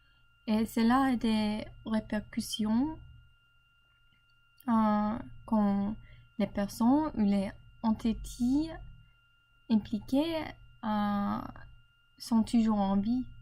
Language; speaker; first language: French; non-native, learner; English